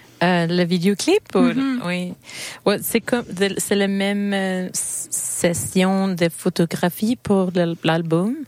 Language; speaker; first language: French; non-native, learner; Swedish